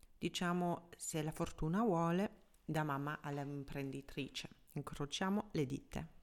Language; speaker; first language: Italian; non-native, fluent; German